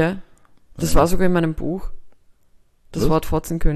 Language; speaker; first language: German; native; German